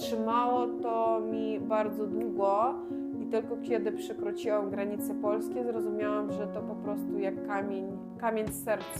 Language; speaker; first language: Polish; non-native, fluent; Russian